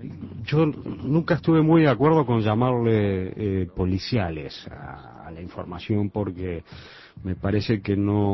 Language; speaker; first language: Spanish; native; Spanish